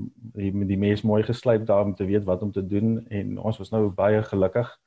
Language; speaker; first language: Afrikaans; native; Afrikaans